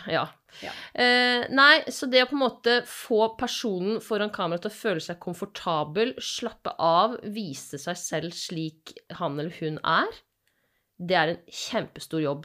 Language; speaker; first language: Norwegian; native; Norwegian